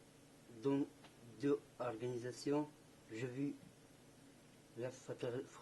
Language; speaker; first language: French; non-native, learner; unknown